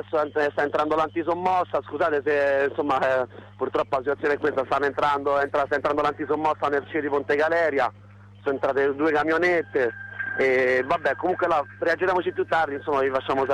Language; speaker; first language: Italian; native; Italian